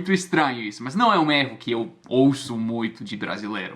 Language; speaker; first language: Portuguese; non-native, fluent; English